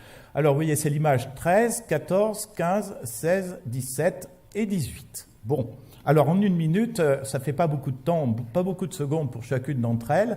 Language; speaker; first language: French; native; French